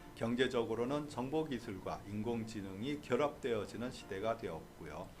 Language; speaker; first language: Korean; native; Korean